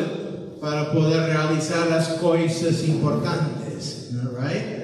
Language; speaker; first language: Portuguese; non-native, learner; English